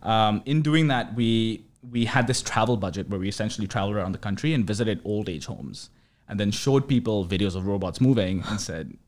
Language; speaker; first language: English; non-native, local second language; Hindi